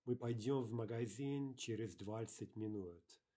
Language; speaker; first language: Russian; non-native, fluent; English